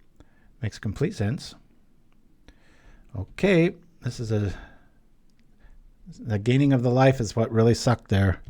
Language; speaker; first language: English; native; English